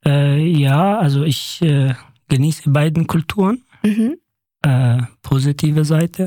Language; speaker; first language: German; non-native, fluent; Kurdish